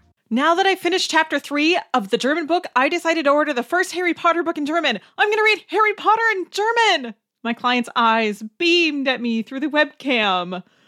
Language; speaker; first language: English; native; English